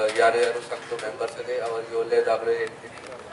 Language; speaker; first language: Kannada; non-native, learner; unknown